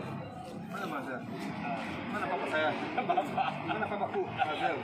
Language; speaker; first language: Indonesian; non-native, fluent; Portuguese